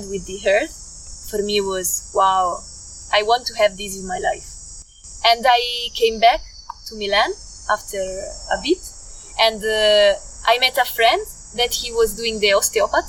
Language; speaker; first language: English; non-native, fluent; Italian